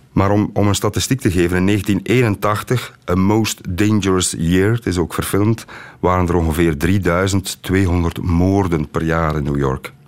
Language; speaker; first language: Dutch; native; Dutch